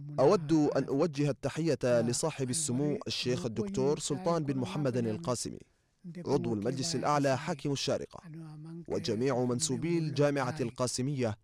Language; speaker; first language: Arabic; non-native, fluent; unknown